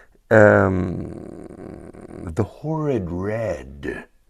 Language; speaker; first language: English; native; English